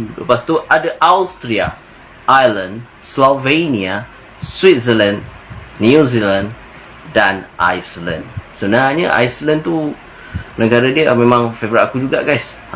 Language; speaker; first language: Malay; native; Malay